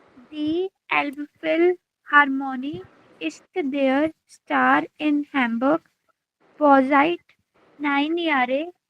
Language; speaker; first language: German; non-native, learner; Hindi